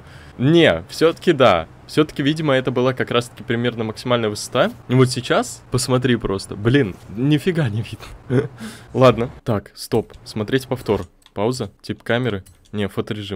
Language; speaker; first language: Russian; native; Russian